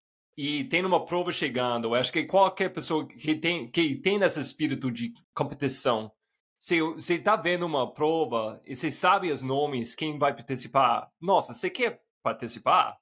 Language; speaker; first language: Portuguese; non-native, fluent; English